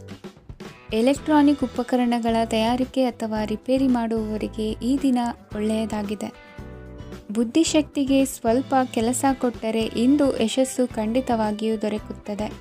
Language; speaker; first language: Kannada; native; Kannada